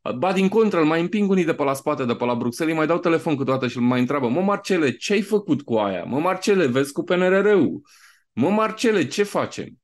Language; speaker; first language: Romanian; native; Romanian